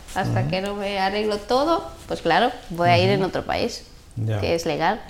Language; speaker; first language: Spanish; non-native, learner; Bulgarian